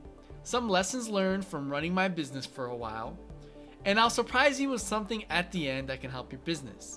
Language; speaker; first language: English; native; English